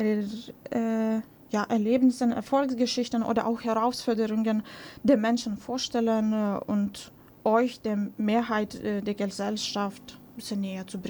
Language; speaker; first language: German; non-native, fluent; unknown